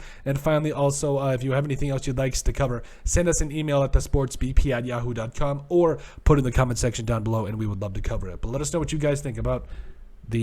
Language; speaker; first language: English; native; English